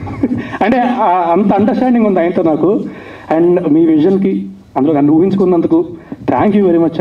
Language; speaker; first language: Telugu; native; Telugu